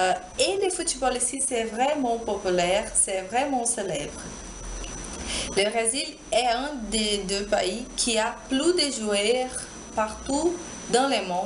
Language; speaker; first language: French; non-native, learner; Portuguese